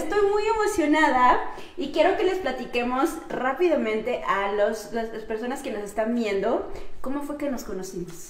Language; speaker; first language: Spanish; native; Spanish